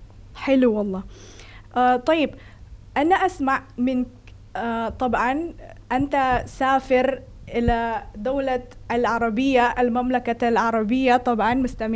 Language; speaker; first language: Arabic; non-native, fluent; Indonesian